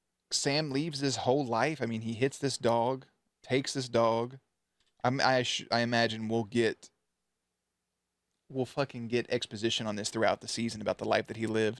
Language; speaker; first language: English; native; English